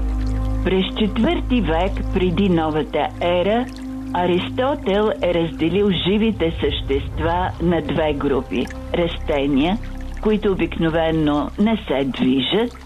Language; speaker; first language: Bulgarian; native; Bulgarian